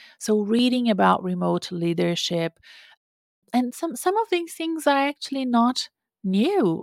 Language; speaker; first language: English; non-native, fluent; Portuguese